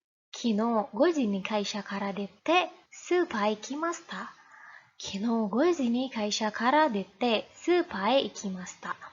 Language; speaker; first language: Japanese; non-native, fluent; Indonesian